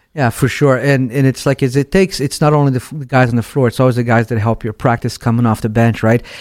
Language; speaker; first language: English; non-native, fluent; Portuguese